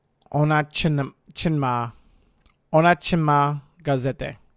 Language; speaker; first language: Polish; non-native, learner; English